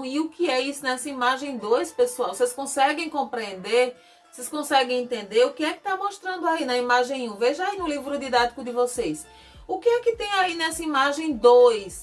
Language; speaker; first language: Portuguese; native; Portuguese